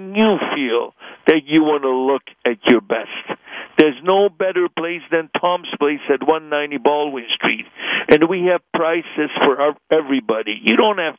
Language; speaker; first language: English; non-native, fluent; Hungarian